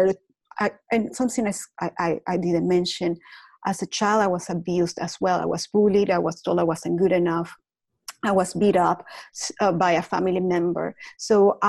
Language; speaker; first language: English; non-native, fluent; Spanish